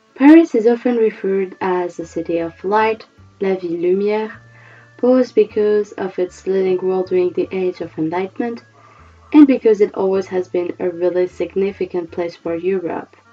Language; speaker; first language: English; non-native, fluent; French